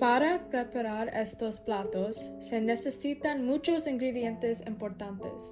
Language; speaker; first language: Spanish; non-native, learner; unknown